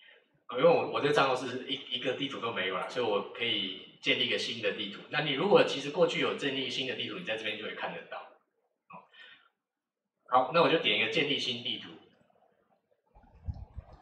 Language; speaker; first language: Chinese; native; Chinese